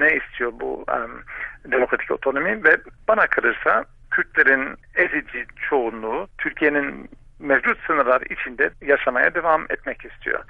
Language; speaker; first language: Turkish; non-native, fluent; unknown